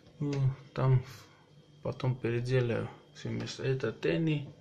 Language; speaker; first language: Russian; non-native, local second language; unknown